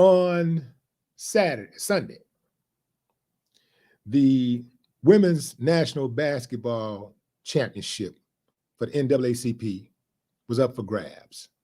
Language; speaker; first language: English; native; English